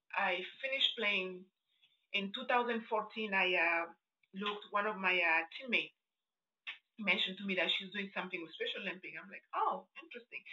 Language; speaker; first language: English; non-native, fluent; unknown